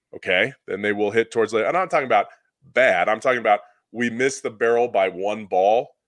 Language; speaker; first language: English; native; English